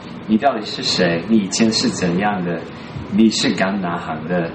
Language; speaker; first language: Chinese; non-native, fluent; English